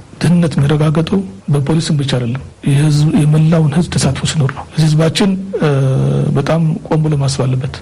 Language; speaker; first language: Amharic; non-native, local second language; Tigrinya